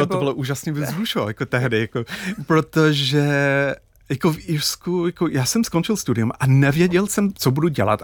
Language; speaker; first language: Czech; non-native, fluent; English